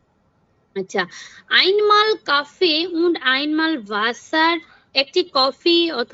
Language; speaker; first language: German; non-native, learner; Bangla